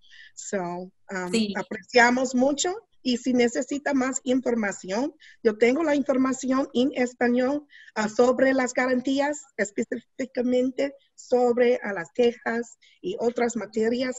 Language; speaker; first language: Spanish; non-native, learner; English